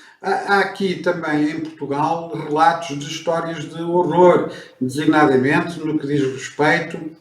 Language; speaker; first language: Portuguese; native; Portuguese